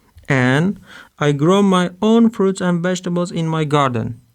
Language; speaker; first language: English; non-native, fluent; Turkish